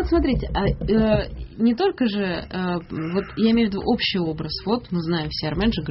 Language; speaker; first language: Russian; native; Russian